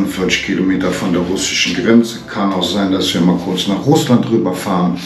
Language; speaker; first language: German; native; German